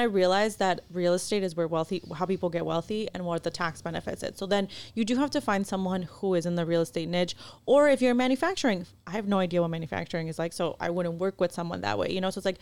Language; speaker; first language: English; non-native, fluent; Spanish